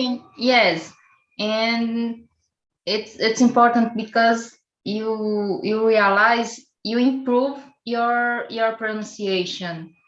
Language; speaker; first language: English; non-native, learner; Portuguese